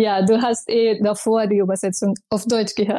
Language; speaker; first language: German; non-native, fluent; Persian